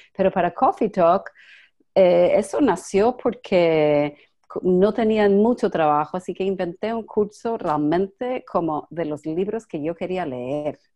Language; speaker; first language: Spanish; non-native, fluent; English